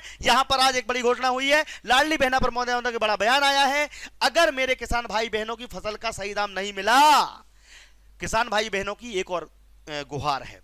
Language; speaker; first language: Hindi; native; Hindi